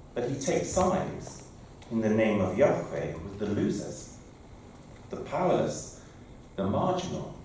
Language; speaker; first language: English; native; English